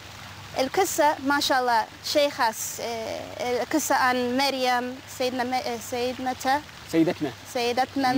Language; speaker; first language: Arabic; non-native, learner; English